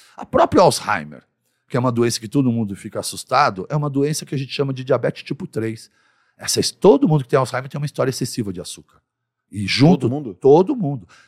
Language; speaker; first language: Portuguese; early bilingual, other home language; Arabic